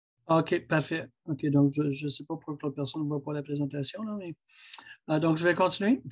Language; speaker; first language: French; native; French